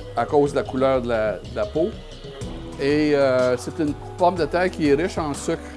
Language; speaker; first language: French; native; French